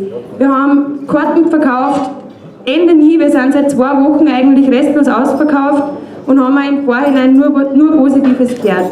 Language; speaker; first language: German; native; German